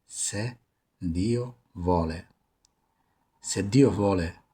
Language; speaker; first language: Italian; non-native, fluent; Somali